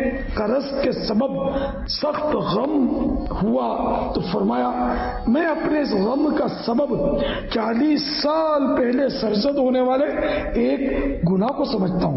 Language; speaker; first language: Urdu; native; Urdu